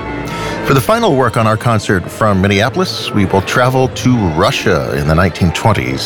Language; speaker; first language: English; native; English